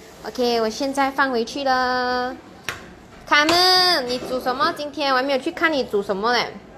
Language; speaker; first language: Chinese; native; Chinese